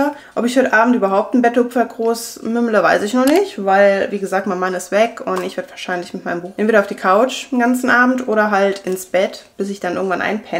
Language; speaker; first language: German; native; German